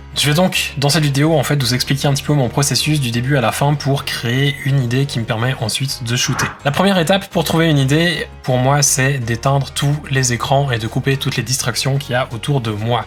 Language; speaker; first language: French; native; French